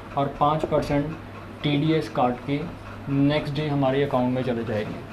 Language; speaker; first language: Hindi; non-native, local second language; Punjabi